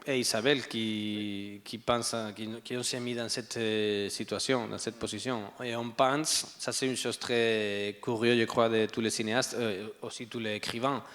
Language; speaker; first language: French; non-native, learner; Spanish